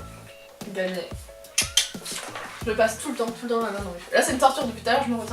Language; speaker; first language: French; native; French